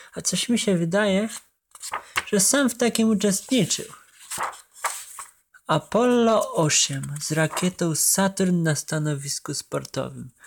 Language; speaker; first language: Polish; native; Polish